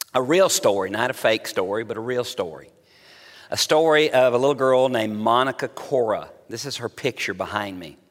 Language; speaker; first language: English; native; English